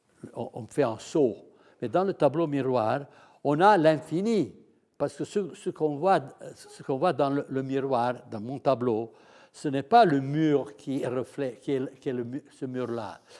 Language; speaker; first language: French; non-native, fluent; Italian